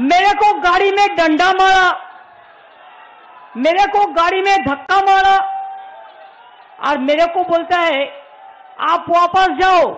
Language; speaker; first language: Hindi; non-native, local second language; Bangla